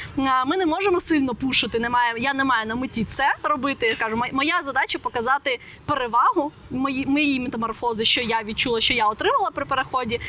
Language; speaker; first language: Ukrainian; non-native, local second language; Russian